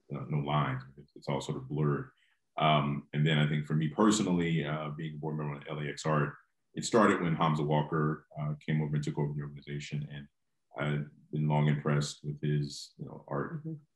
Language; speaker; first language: English; native; English